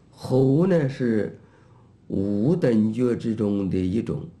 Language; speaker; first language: Chinese; native; Chinese